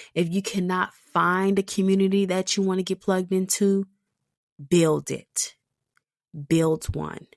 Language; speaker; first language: English; native; English